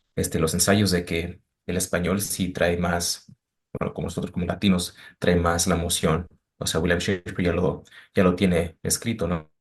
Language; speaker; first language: Spanish; early bilingual, heritage; Spanish